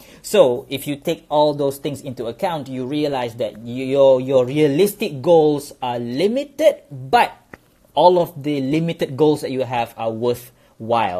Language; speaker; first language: English; non-native, local second language; Malay